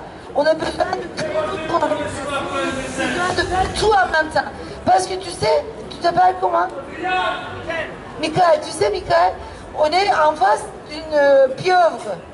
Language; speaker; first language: French; non-native, fluent; Turkish